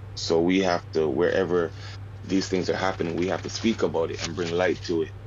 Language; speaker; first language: English; native; English